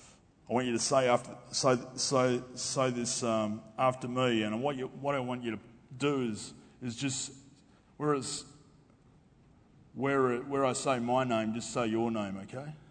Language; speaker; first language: English; native; English